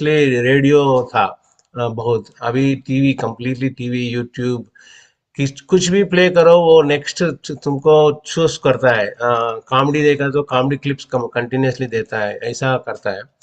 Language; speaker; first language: Hindi; non-native, local second language; Telugu